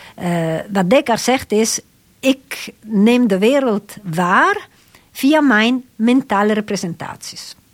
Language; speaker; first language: Dutch; non-native, fluent; Italian